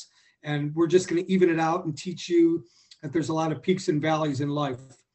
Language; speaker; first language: English; native; English